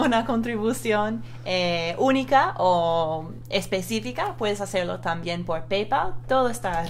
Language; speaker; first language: Spanish; non-native, fluent; English